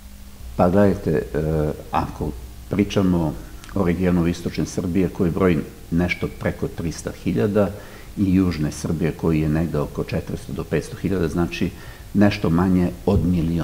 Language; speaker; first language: Serbian; native; Serbian